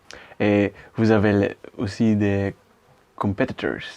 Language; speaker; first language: French; non-native, learner; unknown